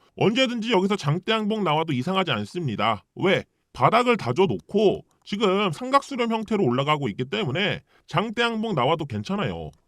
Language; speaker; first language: Korean; early bilingual, heritage; Korean